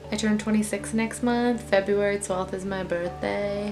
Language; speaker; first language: English; native; English